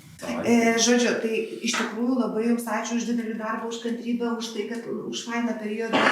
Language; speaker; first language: Lithuanian; native; Lithuanian